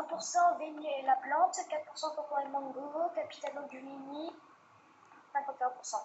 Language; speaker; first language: French; native; French